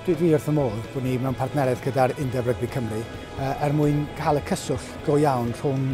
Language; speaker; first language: Welsh; native; Welsh